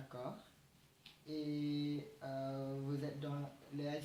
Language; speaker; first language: French; non-native, learner; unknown